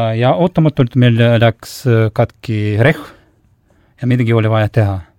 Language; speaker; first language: Estonian; non-native, local second language; Russian